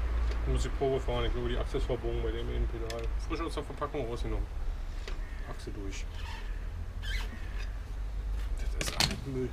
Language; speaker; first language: German; native; German